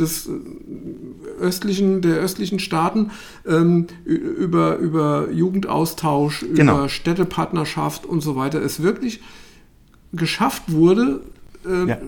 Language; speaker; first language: German; native; German